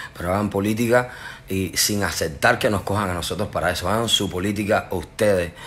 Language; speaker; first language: Spanish; native; Spanish